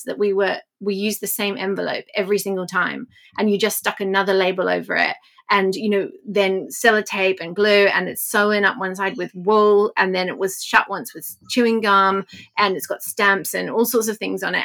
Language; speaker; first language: English; native; English